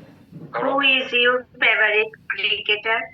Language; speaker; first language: English; non-native, learner; Bangla